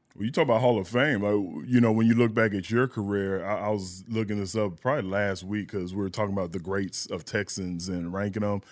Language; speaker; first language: English; native; English